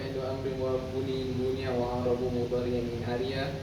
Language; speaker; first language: Arabic; non-native, learner; Malay